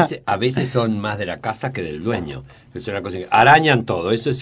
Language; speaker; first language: Spanish; native; Spanish